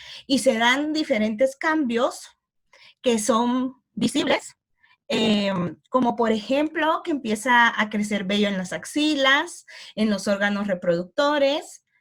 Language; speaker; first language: Spanish; native; Spanish